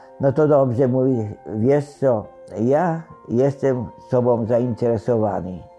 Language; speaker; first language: Polish; native; Polish